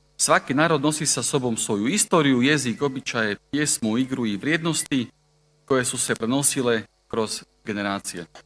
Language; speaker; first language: Bosnian; non-native, fluent; Slovak